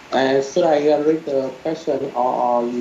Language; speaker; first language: English; non-native, learner; Vietnamese